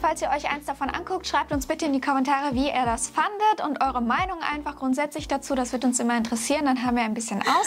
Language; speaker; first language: German; native; German